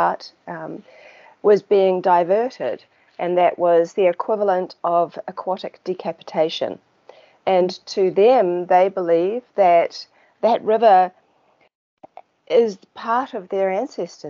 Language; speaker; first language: English; native; English